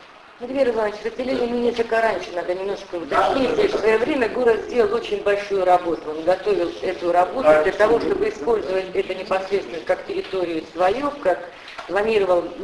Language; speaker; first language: Russian; native; Russian